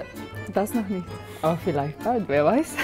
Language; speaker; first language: German; non-native, fluent; Serbian